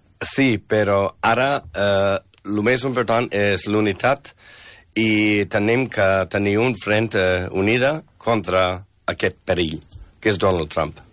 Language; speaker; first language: Catalan; non-native, fluent; English